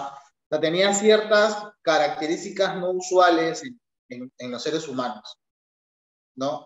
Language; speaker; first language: Spanish; native; Spanish